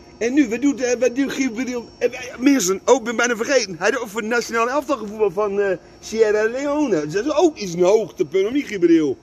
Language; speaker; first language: Dutch; native; Dutch